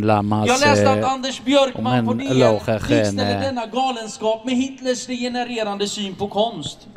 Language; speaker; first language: Swedish; early bilingual, other home language; Assyrian Neo-Aramaic